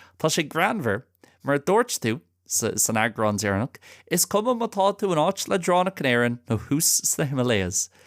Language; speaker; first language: Irish; non-native, local second language; English